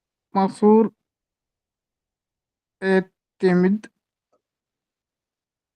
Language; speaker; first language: French; non-native, learner; Hindi